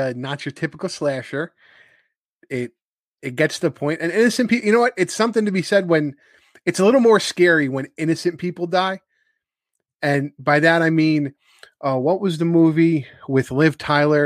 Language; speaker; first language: English; native; English